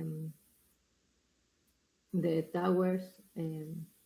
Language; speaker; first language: English; non-native, learner; Spanish